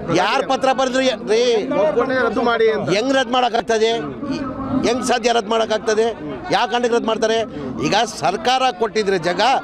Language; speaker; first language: Kannada; non-native, local second language; Urdu